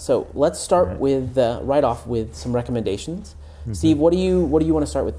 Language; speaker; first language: English; native; English